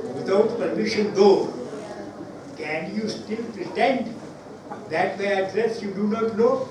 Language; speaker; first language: English; non-native, local second language; Urdu